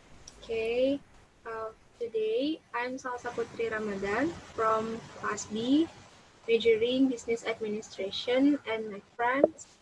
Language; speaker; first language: English; non-native, learner; Indonesian